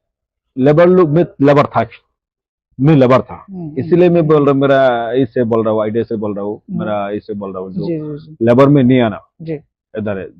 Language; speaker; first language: Hindi; non-native, local second language; Bangla